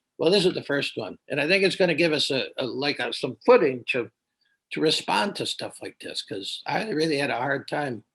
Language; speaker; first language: English; native; English